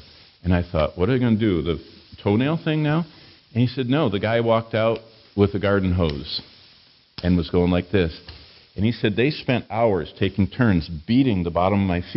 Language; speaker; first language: English; native; English